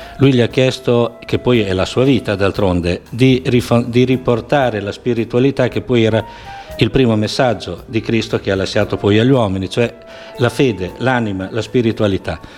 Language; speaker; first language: Italian; native; Italian